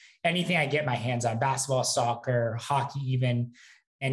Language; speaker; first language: English; native; English